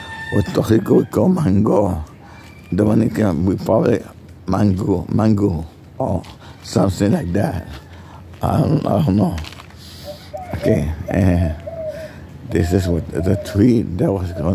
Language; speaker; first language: English; non-native, local second language; Spanish